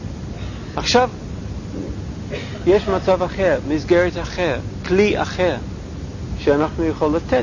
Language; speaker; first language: Hebrew; non-native, fluent; English